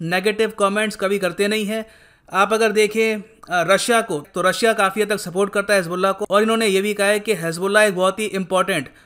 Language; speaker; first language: Hindi; native; Hindi